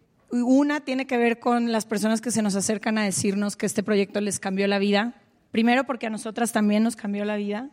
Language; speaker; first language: Spanish; native; Spanish